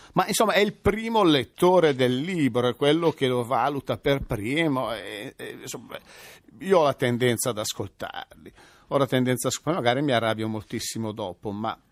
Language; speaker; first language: Italian; native; Italian